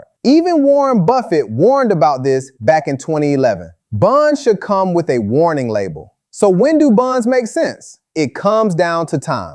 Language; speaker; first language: English; native; English